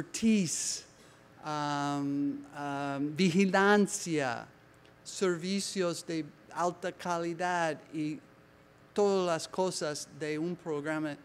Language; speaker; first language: Spanish; non-native, learner; English